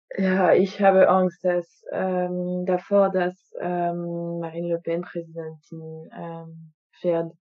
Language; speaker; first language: German; non-native, fluent; French